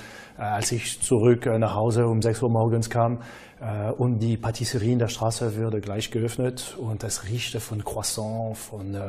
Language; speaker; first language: German; non-native, fluent; French